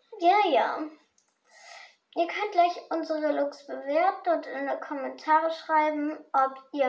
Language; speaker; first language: German; early bilingual, other home language; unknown